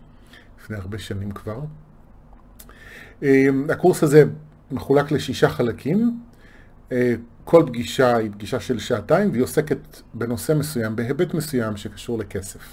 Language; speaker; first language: Hebrew; native; Hebrew